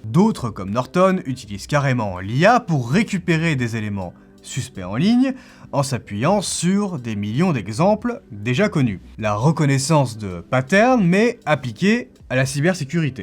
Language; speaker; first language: French; native; French